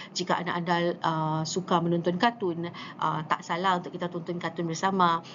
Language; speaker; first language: Malay; native; Malay